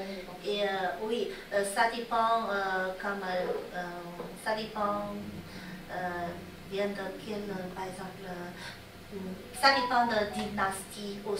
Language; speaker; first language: French; non-native, learner; Chinese